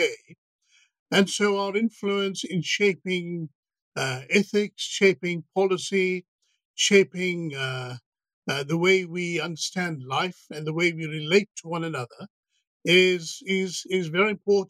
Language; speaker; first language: English; native; English